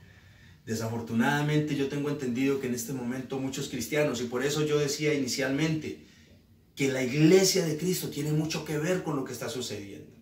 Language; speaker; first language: Spanish; native; Spanish